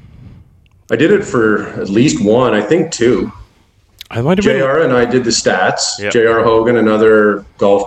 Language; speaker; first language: English; native; English